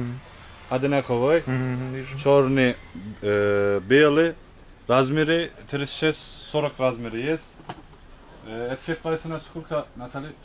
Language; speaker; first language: Russian; non-native, learner; Turkish